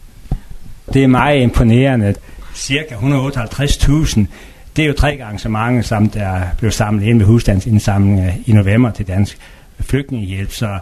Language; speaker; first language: Danish; native; Danish